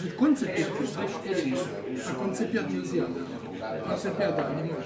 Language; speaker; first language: Russian; non-native, learner; Serbian